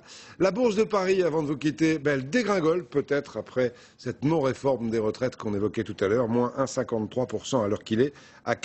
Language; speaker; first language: French; native; French